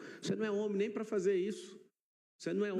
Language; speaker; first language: Portuguese; native; Portuguese